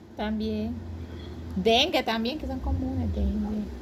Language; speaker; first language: Spanish; native; Spanish